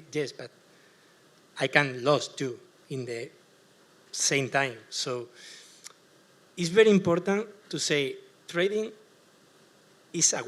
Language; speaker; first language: English; non-native, learner; Spanish